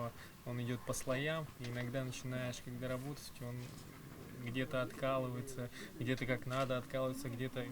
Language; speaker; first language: Russian; native; Russian